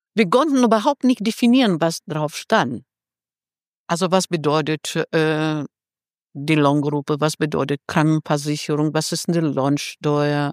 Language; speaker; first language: German; non-native, fluent; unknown